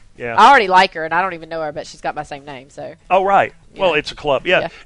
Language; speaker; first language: English; native; English